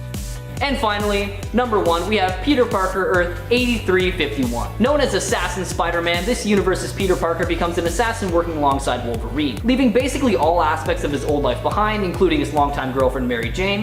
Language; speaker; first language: English; native; English